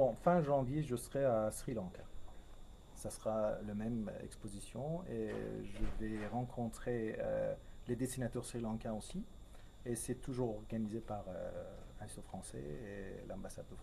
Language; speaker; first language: French; non-native, fluent; Persian